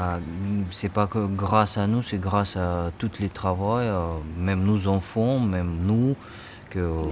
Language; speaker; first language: French; non-native, learner; Russian